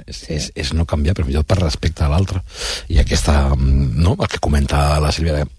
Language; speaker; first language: Catalan; non-native, local second language; Spanish